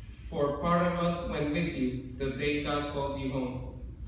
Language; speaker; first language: English; early bilingual, other home language; Spanish